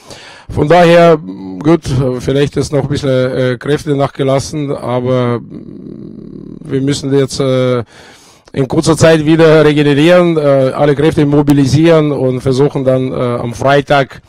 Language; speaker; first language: German; non-native, fluent; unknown